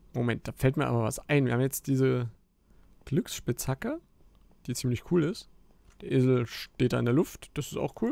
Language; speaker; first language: German; native; German